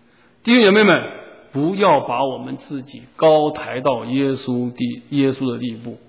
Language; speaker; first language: Chinese; native; Chinese